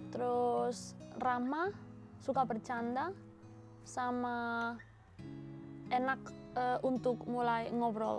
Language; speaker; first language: Indonesian; non-native, fluent; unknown